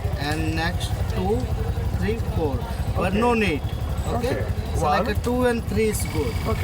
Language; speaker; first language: English; non-native, learner; Polish